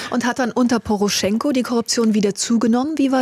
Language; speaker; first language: German; native; German